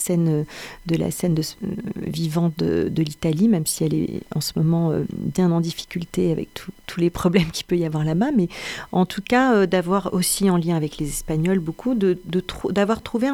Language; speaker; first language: French; native; French